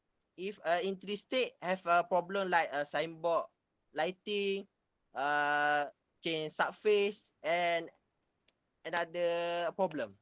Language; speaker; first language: English; non-native, local second language; Malay